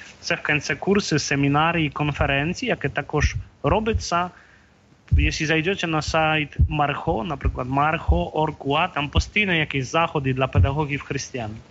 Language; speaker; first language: Ukrainian; non-native, fluent; Polish